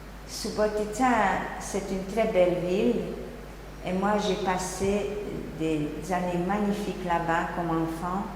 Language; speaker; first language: French; non-native, fluent; Hungarian